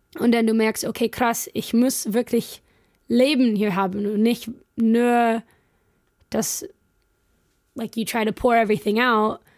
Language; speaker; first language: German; non-native, learner; English